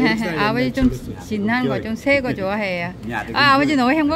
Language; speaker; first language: Korean; non-native, learner; Vietnamese